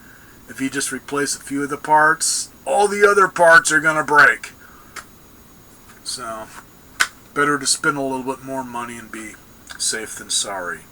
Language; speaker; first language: English; native; English